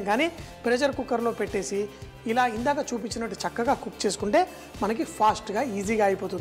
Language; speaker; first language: Telugu; native; Telugu